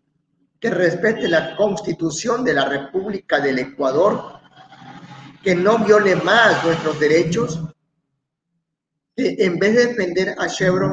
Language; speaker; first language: Spanish; native; Spanish